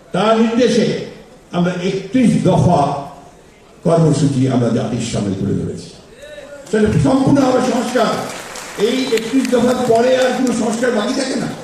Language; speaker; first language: Bangla; native; Bangla